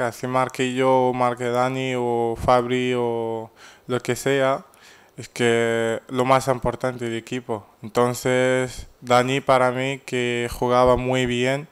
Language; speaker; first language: Spanish; non-native, fluent; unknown